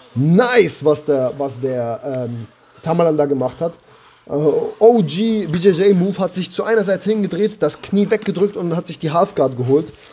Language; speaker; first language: German; early bilingual, other home language; Armenian